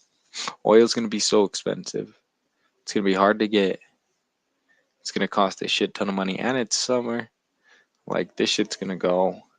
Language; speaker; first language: English; native; English